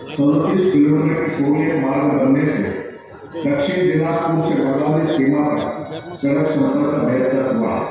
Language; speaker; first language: Hindi; native; Hindi